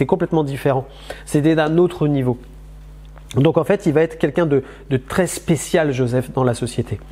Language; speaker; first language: French; native; French